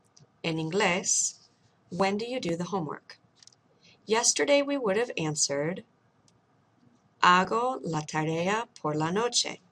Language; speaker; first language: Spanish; non-native, fluent; English